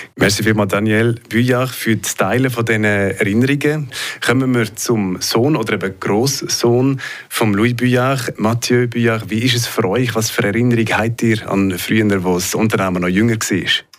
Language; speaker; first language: German; native; German